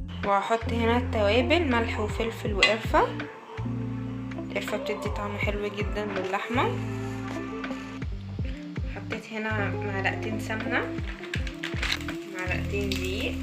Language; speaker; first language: Arabic; native; Arabic